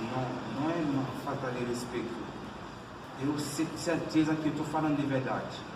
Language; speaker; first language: Portuguese; non-native, learner; Haitian Creole